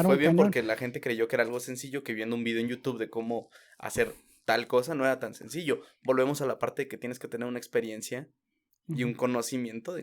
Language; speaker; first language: Spanish; native; Spanish